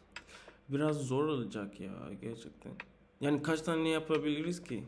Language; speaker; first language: Turkish; non-native, learner; English